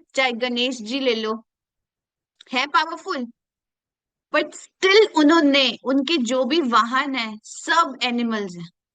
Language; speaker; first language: Hindi; native; Hindi